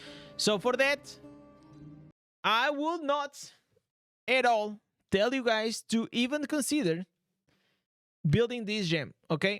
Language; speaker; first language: English; non-native, fluent; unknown